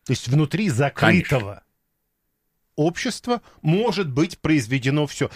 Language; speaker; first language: Russian; native; Russian